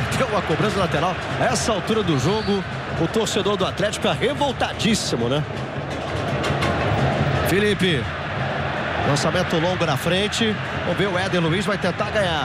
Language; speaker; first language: Portuguese; native; Portuguese